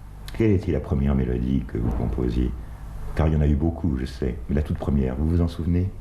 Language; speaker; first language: French; native; French